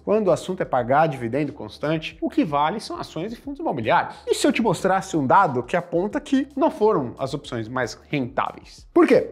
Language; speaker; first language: Portuguese; native; Portuguese